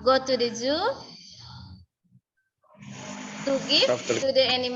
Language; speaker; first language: English; non-native, learner; Indonesian